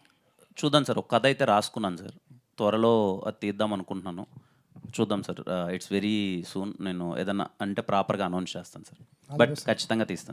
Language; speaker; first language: Telugu; native; Telugu